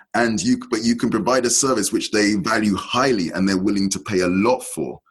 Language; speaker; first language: English; native; English